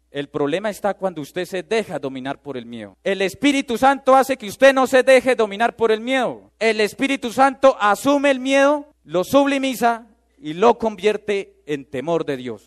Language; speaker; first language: Spanish; native; Spanish